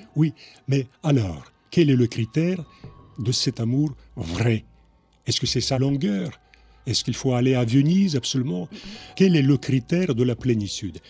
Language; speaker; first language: French; non-native, fluent; Russian